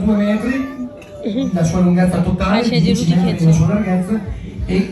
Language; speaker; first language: Italian; native; Italian